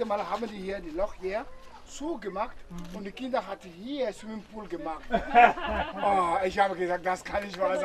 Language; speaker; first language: German; non-native, learner; Ewe